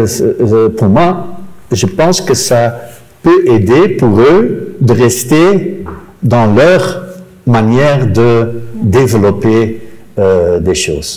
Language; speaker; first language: French; non-native, local second language; Dutch